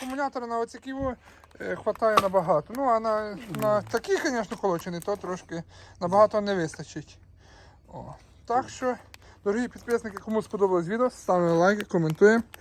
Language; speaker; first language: Ukrainian; native; Ukrainian